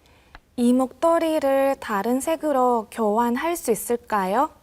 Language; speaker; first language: Korean; non-native, learner; Thai